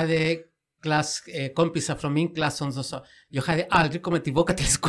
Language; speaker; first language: Swedish; non-native, fluent; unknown